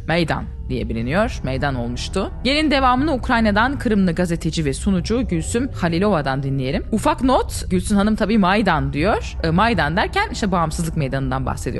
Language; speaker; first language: Turkish; native; Turkish